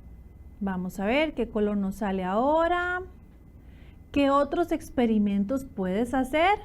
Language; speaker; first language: Spanish; native; Spanish